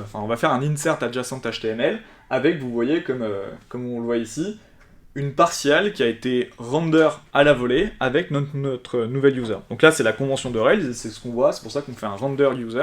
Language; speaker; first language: French; native; French